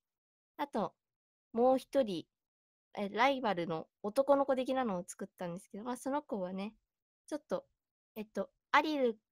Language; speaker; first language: Japanese; native; Japanese